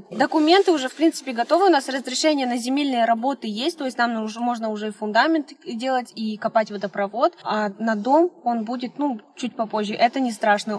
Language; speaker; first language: Russian; native; Russian